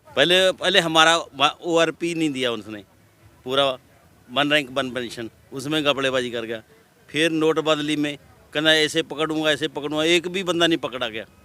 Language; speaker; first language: Hindi; non-native, local second language; Punjabi